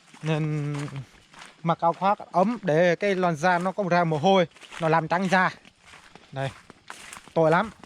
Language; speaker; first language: Vietnamese; non-native, local second language; Jarai